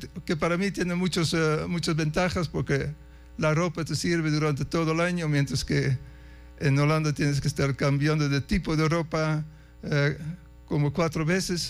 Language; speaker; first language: Spanish; non-native, fluent; Dutch